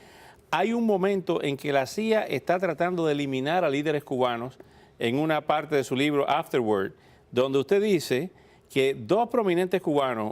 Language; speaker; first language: Spanish; native; Spanish